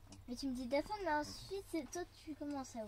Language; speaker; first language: French; native; French